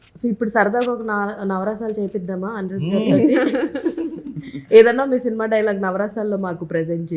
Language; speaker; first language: Telugu; native; Telugu